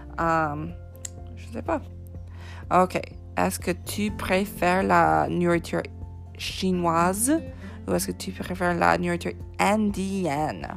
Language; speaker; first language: French; non-native, fluent; English